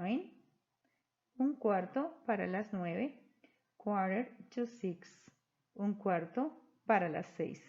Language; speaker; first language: Spanish; native; Spanish